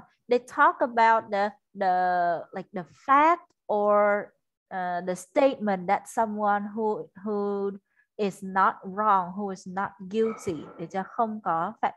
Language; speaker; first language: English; non-native, fluent; Vietnamese